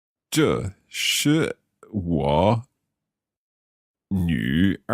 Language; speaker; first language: Chinese; non-native, learner; English